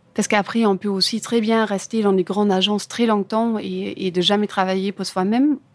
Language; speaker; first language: French; non-native, fluent; German